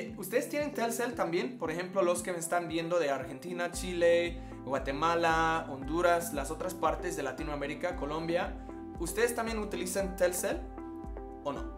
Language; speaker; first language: Spanish; non-native, fluent; English